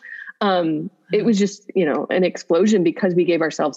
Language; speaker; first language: English; native; English